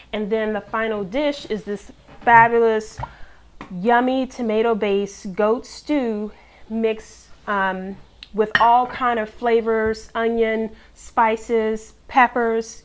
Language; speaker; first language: English; native; English